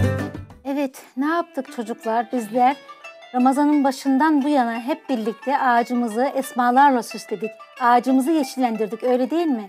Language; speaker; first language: Turkish; native; Turkish